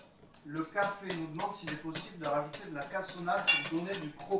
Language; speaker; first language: French; native; French